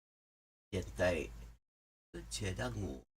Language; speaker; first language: Vietnamese; non-native, learner; English